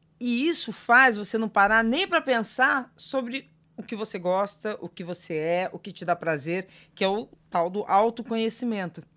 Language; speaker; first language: Portuguese; native; Portuguese